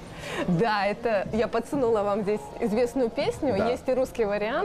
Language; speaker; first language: Russian; native; Russian